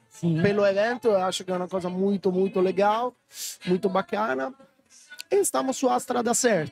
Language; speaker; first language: Portuguese; non-native, learner; Italian